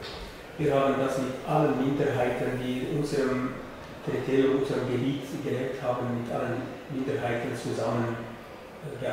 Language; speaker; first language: German; non-native, fluent; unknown